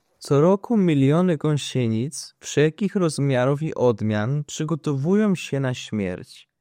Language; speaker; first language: Polish; native; Polish